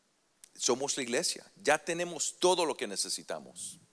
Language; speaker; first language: Spanish; early bilingual, heritage; Spanish